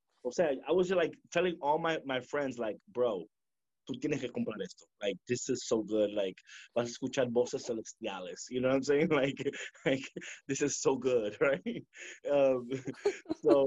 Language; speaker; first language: English; early bilingual, other home language; Spanish